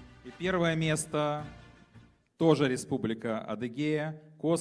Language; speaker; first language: Russian; native; Russian